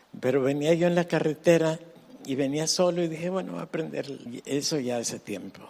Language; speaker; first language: Spanish; native; Spanish